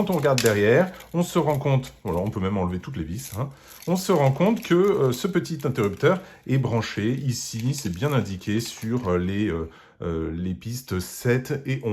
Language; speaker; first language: French; native; French